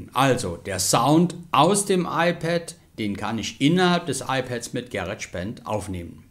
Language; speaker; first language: German; native; German